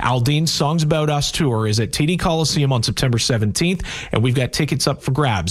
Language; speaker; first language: English; native; English